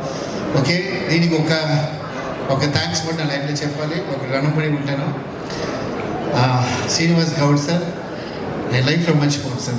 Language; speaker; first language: Telugu; non-native, learner; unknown